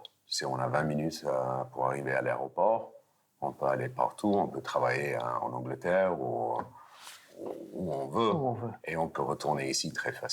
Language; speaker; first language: French; non-native, fluent; English